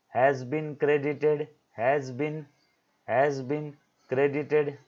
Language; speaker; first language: Hindi; non-native, local second language; Marathi